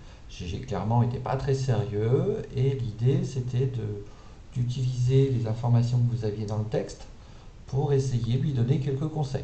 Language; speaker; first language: French; native; French